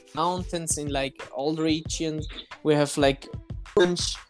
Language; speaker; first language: English; non-native, fluent; German